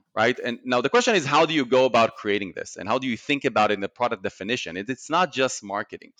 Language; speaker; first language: English; non-native, fluent; Hebrew